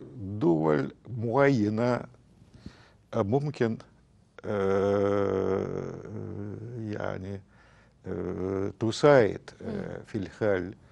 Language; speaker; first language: Arabic; non-native, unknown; Russian